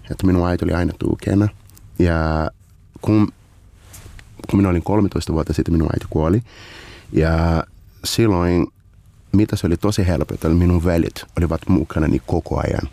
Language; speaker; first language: Finnish; non-native, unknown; Portuguese